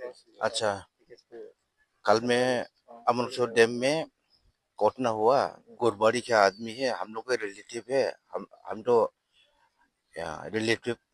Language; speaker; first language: Hindi; non-native, local second language; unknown